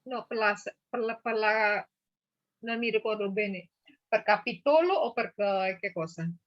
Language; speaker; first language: Italian; non-native, learner; Indonesian